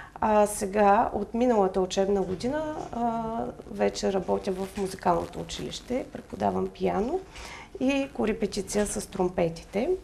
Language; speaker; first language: Bulgarian; native; Bulgarian